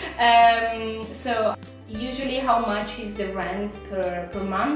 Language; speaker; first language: English; non-native, fluent; Italian